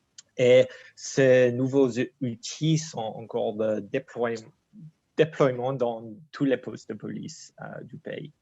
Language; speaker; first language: French; non-native, fluent; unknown